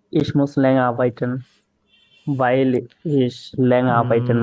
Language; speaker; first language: German; non-native, learner; Bangla